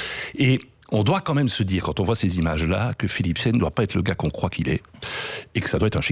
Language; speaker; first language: French; native; French